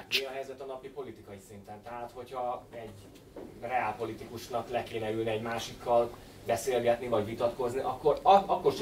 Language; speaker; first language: Hungarian; native; Hungarian